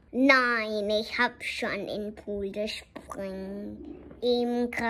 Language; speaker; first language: German; early bilingual, heritage; German